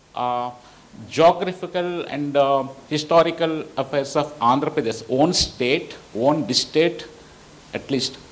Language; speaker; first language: English; non-native, local second language; Telugu